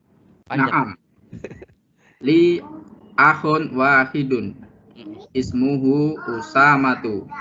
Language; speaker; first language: Arabic; non-native, learner; Indonesian